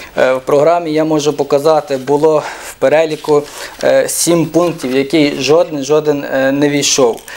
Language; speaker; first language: Ukrainian; native; Ukrainian